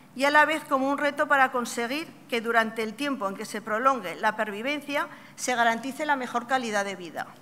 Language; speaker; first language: Spanish; native; Spanish